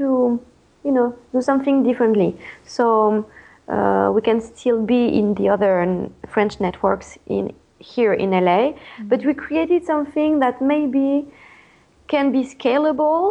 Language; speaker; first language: English; non-native, fluent; French